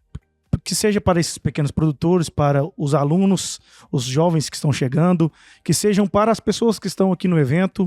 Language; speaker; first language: Portuguese; native; Portuguese